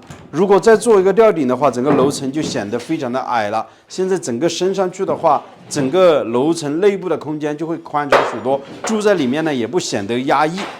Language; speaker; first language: Chinese; native; Chinese